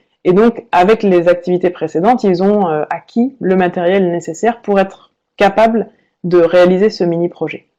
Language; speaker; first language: French; native; French